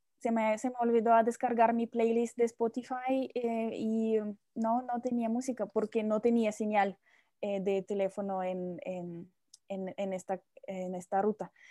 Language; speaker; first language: Spanish; non-native, fluent; Russian